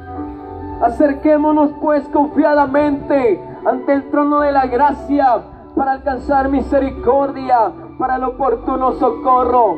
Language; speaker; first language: Spanish; native; Spanish